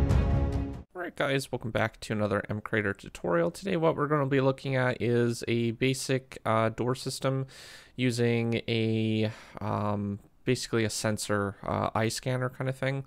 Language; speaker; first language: English; native; English